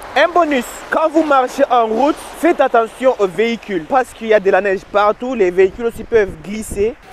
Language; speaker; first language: French; non-native, local second language; Swahili